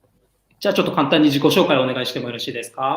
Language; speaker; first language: Japanese; native; Japanese